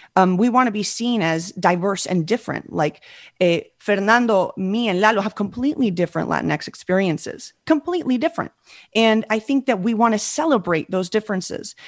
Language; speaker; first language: English; early bilingual, other home language; Spanish